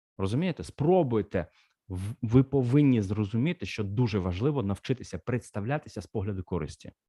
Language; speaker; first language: Ukrainian; non-native, local second language; Russian